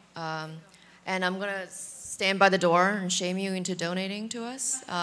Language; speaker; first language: English; early bilingual, other home language; Chinese